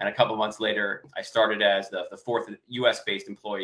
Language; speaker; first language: English; native; English